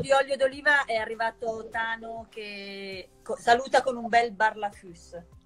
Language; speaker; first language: Italian; native; Italian